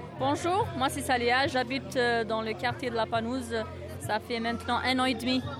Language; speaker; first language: French; non-native, local second language; Kabyle